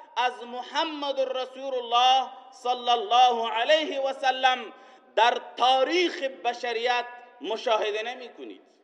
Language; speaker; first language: Persian; non-native, local second language; Baluchi